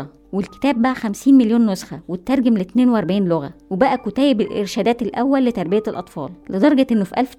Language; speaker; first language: Arabic; native; Arabic